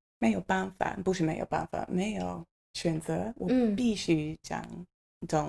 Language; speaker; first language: Chinese; non-native, learner; English